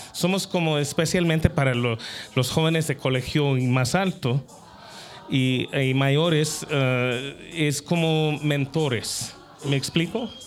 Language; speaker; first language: Spanish; non-native, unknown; English